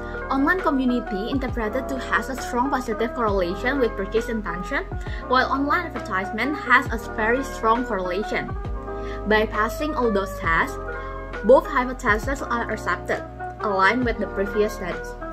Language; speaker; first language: English; non-native, fluent; Indonesian